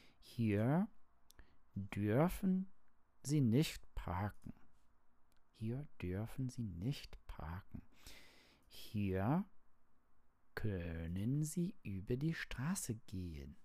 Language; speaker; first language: German; non-native, learner; English